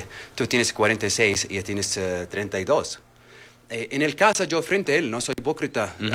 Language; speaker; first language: Spanish; non-native, learner; Arabic